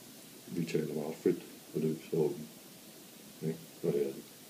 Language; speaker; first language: Danish; non-native, fluent; English